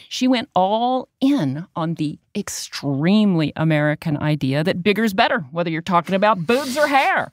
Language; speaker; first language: English; native; English